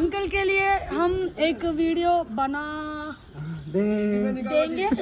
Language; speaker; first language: Hindi; non-native, local second language; Telugu